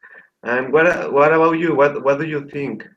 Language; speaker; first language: English; non-native, learner; Spanish